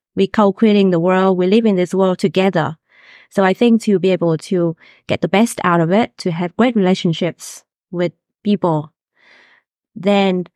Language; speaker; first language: English; non-native, fluent; Vietnamese